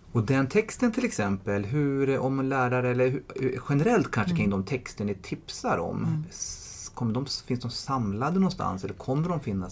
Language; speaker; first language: Swedish; native; Swedish